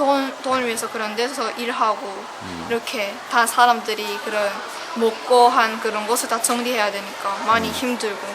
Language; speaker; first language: Korean; early bilingual, heritage; Korean